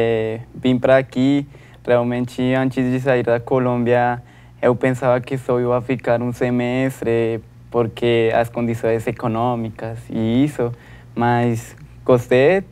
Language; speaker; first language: Portuguese; non-native, learner; Spanish